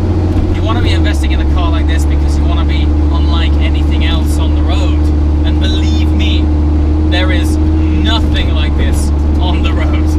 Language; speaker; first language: English; native; English